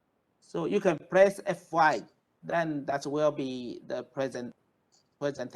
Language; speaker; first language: English; non-native, fluent; Chinese